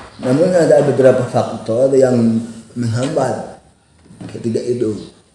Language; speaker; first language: Indonesian; non-native, local second language; Minangkabau